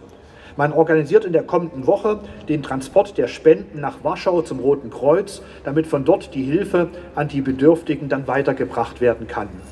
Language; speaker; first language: German; native; German